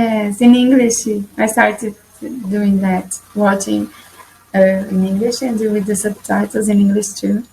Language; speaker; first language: English; non-native, learner; Portuguese